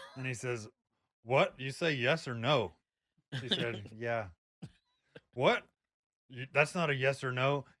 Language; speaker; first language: English; native; English